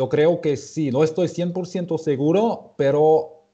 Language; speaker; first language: Spanish; non-native, fluent; German